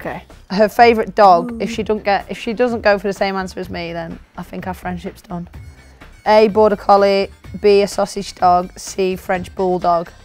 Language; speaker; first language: English; native; English